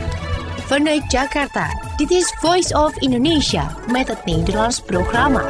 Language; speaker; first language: Dutch; non-native, fluent; Indonesian